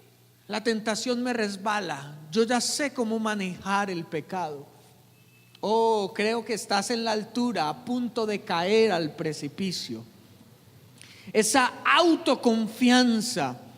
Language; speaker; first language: Spanish; native; Spanish